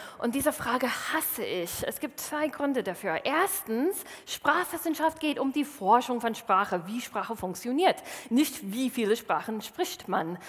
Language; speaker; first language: German; non-native, fluent; English